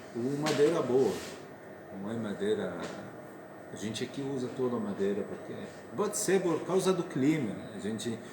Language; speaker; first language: Portuguese; non-native, learner; Arabic